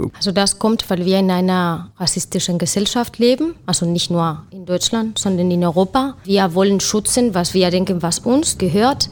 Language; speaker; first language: German; non-native, fluent; Spanish